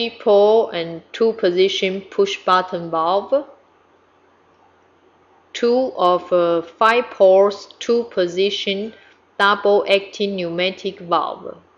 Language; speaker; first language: English; non-native, fluent; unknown